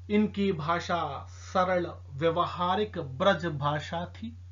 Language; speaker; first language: Hindi; non-native, local second language; Telugu